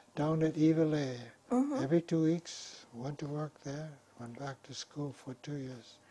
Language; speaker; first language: English; native; English